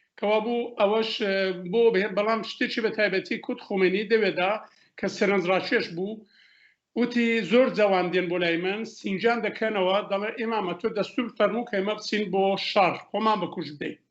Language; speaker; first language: Central Kurdish; native; Central Kurdish